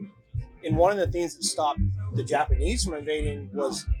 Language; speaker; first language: English; native; English